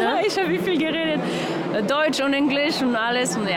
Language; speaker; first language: German; non-native, learner; English